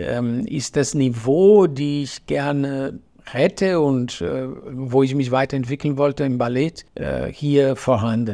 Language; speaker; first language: German; non-native, fluent; Portuguese